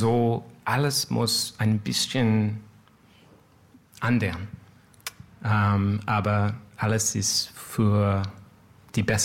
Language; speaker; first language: German; non-native, fluent; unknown